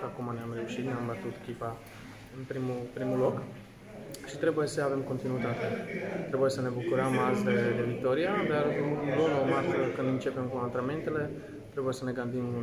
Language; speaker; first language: Romanian; non-native, fluent; Slovak